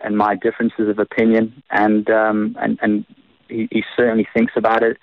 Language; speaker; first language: English; native; English